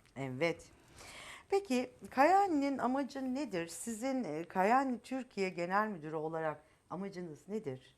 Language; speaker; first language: Turkish; native; Turkish